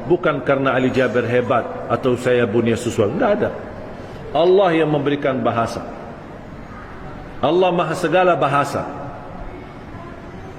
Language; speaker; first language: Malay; non-native, fluent; Arabic